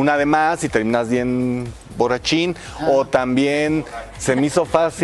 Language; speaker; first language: Spanish; native; Spanish